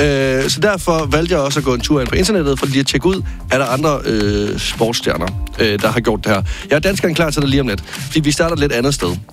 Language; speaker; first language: Danish; native; Danish